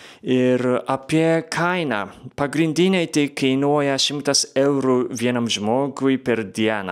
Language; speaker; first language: Lithuanian; non-native, fluent; Japanese